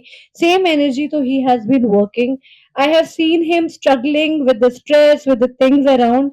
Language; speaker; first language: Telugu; non-native, fluent; Hindi